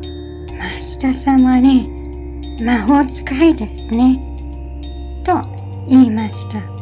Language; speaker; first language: Japanese; non-native, learner; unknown